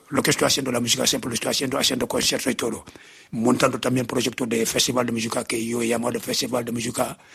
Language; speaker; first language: Spanish; non-native, fluent; Wolof